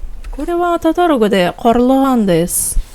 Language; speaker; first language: Japanese; non-native, fluent; Tatar